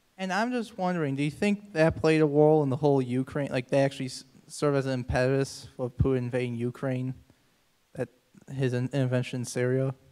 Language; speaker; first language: English; native; English